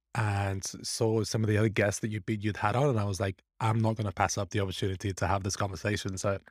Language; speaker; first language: English; early bilingual, other home language; Persian